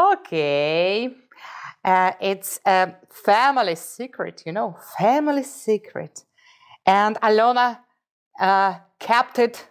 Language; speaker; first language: English; non-native, fluent; Russian